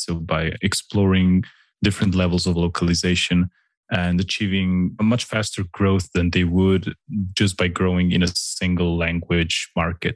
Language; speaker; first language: English; non-native, fluent; Slovenian